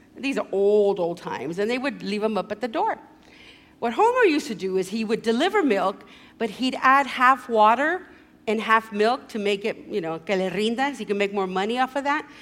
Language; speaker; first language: English; early bilingual, other home language; Spanish